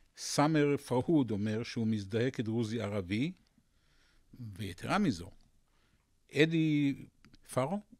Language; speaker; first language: Hebrew; native; Hebrew